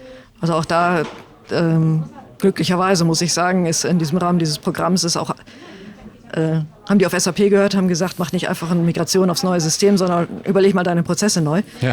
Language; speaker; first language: German; native; German